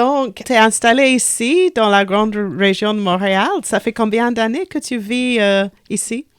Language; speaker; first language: French; non-native, local second language; English